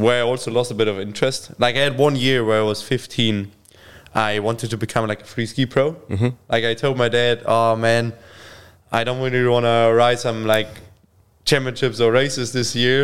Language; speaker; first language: English; non-native, fluent; German